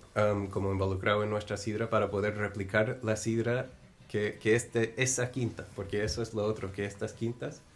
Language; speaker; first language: Spanish; non-native, fluent; English